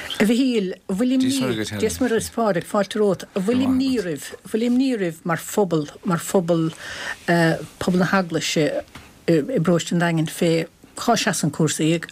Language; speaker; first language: Irish; native; Irish